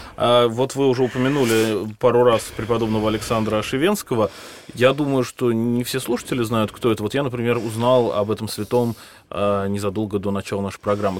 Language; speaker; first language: Russian; native; Russian